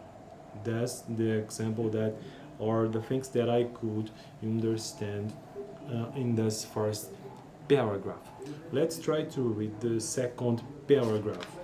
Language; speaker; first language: English; non-native, learner; Portuguese